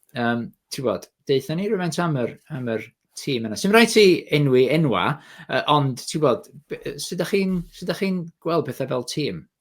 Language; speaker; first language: Welsh; native; Welsh